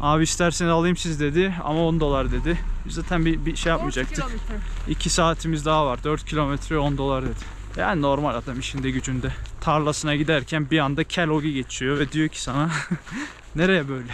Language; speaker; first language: Turkish; native; Turkish